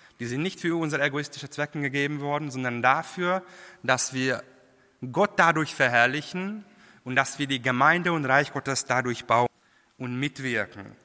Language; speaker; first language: German; non-native, fluent; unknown